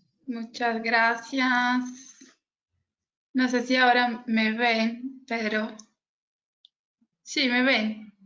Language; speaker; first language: Spanish; non-native, fluent; Portuguese